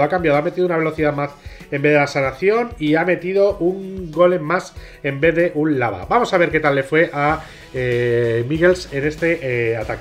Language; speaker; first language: Spanish; native; Spanish